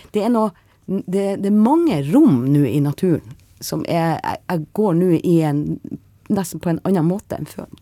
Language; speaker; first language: Norwegian; native; Norwegian